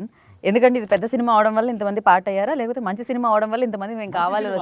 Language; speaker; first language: Telugu; native; Telugu